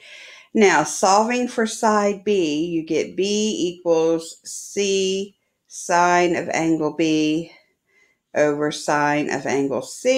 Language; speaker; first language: English; native; English